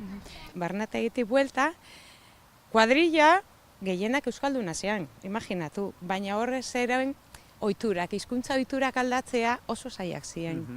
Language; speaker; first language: Basque; non-native, local second language; Spanish